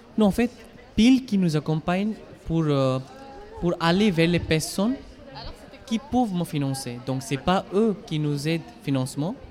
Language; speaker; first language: French; non-native, fluent; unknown